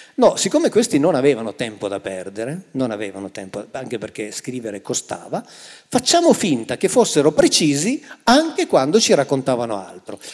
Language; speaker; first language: Italian; native; Italian